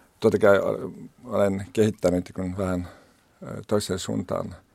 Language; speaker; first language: Finnish; non-native, learner; French